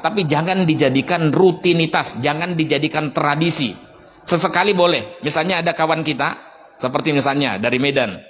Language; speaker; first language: Indonesian; native; Indonesian